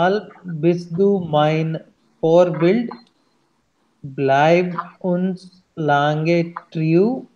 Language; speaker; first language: German; non-native, learner; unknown